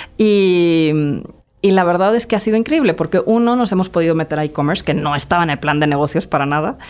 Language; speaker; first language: Spanish; early bilingual, other home language; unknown